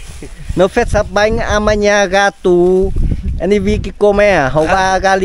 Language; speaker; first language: Portuguese; non-native, learner; Vietnamese